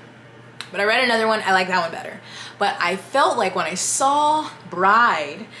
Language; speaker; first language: English; native; English